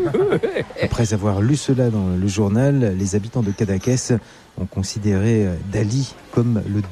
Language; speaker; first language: French; native; French